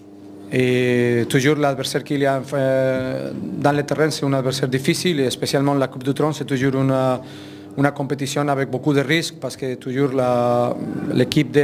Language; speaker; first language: French; non-native, fluent; Spanish